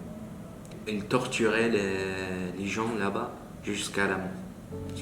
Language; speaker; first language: French; non-native, learner; Arabic